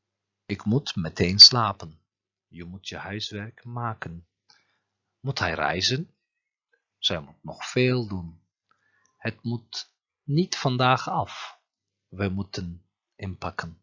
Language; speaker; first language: Dutch; non-native, fluent; Turkish